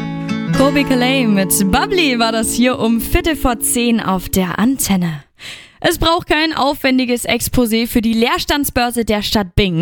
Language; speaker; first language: German; native; German